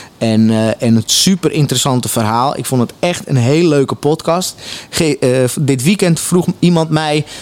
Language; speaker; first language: Dutch; native; Dutch